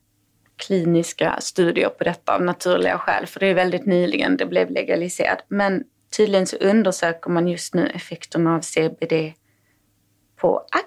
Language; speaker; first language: Swedish; native; Swedish